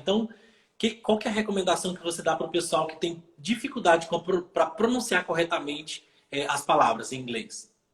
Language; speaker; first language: Portuguese; native; Portuguese